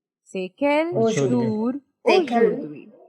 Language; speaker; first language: French; non-native, fluent; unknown